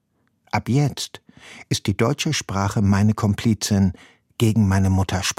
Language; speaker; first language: German; non-native, fluent; Persian